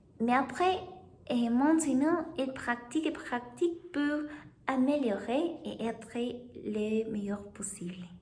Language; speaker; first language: French; non-native, learner; Spanish